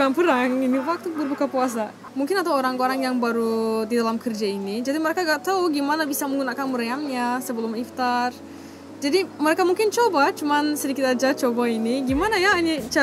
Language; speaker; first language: Indonesian; non-native, fluent; Turkish